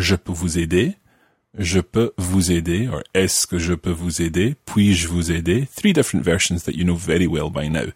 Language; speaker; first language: French; non-native, fluent; English